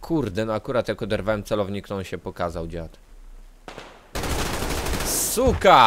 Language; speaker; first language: Polish; native; Polish